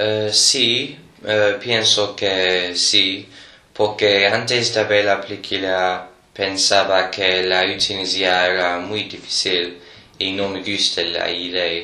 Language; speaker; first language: Spanish; non-native, learner; English